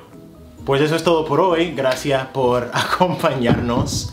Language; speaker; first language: Spanish; non-native, fluent; English